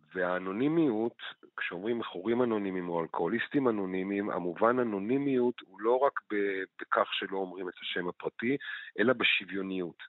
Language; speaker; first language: Hebrew; native; Hebrew